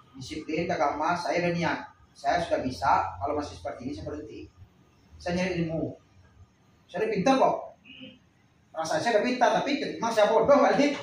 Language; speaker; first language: Indonesian; non-native, local second language; Minangkabau